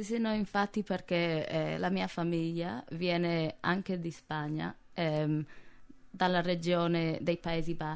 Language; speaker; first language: Italian; non-native, fluent; English